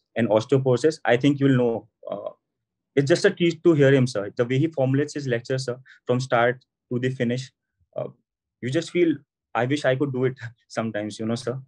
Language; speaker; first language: English; non-native, local second language; Assamese